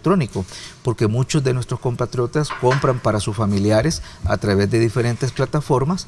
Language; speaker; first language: Spanish; native; Spanish